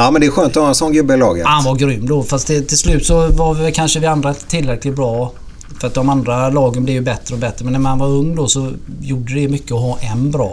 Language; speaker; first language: Swedish; native; Swedish